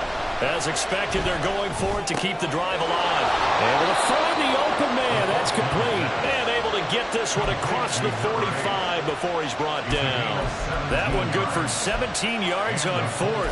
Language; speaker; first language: English; native; English